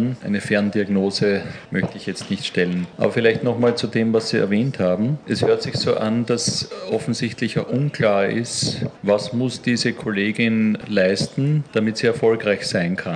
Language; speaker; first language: German; native; German